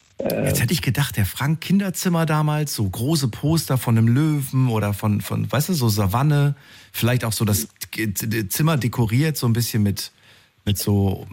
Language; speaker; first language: German; native; German